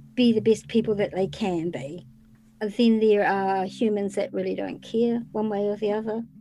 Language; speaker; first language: English; native; English